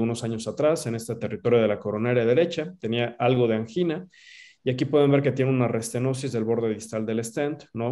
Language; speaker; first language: Spanish; native; Spanish